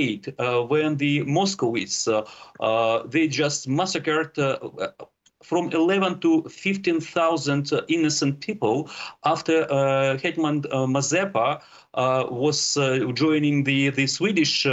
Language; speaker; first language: English; non-native, fluent; Russian